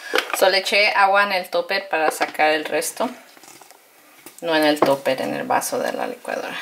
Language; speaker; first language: Spanish; early bilingual, heritage; Spanish